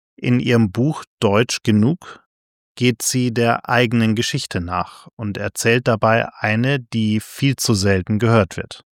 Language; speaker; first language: German; native; German